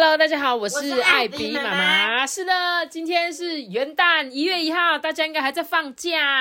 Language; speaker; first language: Chinese; native; Chinese